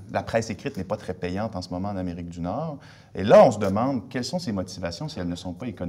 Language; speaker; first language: French; native; French